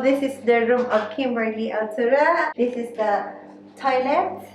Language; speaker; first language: English; non-native, local second language; Filipino